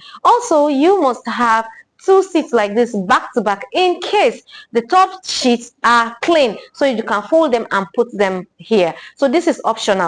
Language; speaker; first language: English; non-native, local second language; Igbo